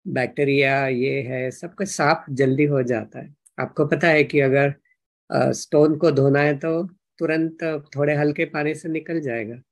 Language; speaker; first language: Hindi; non-native, local second language; Marathi